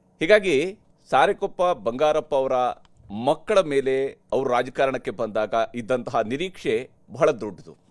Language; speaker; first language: Kannada; native; Kannada